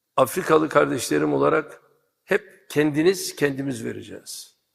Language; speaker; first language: Turkish; native; Turkish